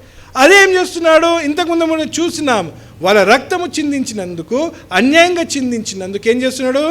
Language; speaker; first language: Telugu; native; Telugu